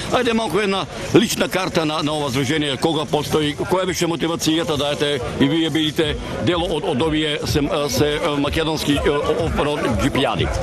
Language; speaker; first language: Macedonian; native; Macedonian